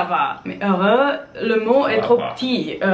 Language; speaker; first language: French; non-native, fluent; English